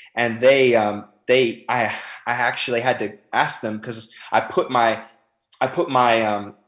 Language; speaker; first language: English; native; English